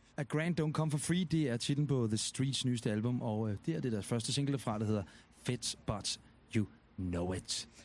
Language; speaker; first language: Danish; native; Danish